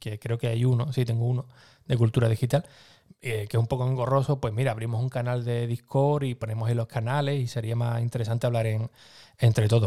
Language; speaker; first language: Spanish; native; Spanish